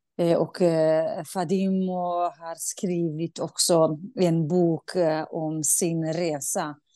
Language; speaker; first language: Swedish; non-native, fluent; Kurdish